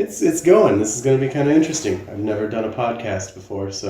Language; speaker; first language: English; native; English